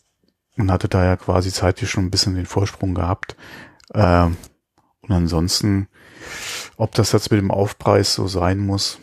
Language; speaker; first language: German; native; German